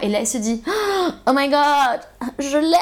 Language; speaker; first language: French; native; French